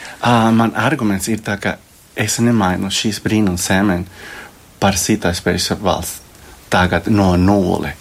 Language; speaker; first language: Latvian; non-native, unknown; Spanish